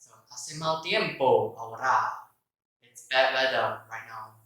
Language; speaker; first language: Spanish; non-native, learner; Indonesian